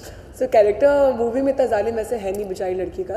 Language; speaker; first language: Hindi; native; Hindi